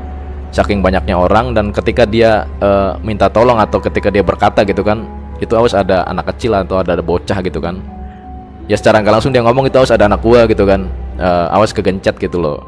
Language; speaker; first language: Indonesian; native; Indonesian